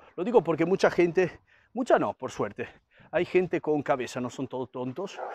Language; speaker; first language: Spanish; non-native, fluent; Italian